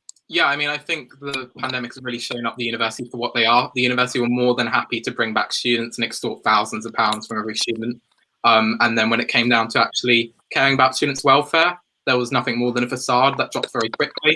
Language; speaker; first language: English; native; English